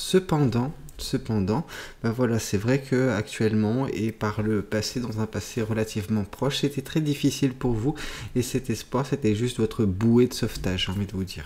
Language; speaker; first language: French; native; French